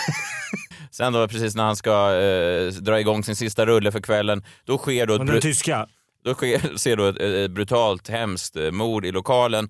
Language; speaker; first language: Swedish; native; Swedish